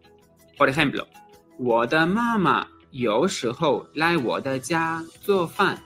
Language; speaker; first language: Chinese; non-native, fluent; Spanish